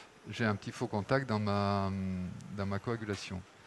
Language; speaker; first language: French; native; French